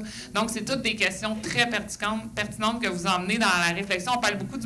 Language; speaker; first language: French; native; French